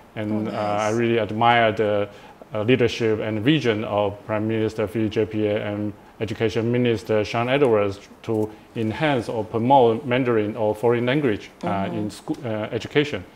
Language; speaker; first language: English; non-native, fluent; Chinese